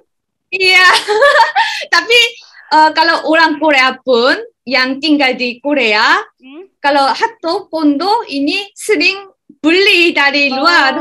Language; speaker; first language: Indonesian; non-native, learner; Korean